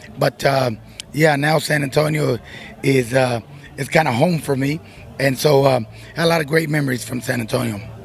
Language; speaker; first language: English; early bilingual, other home language; Spanish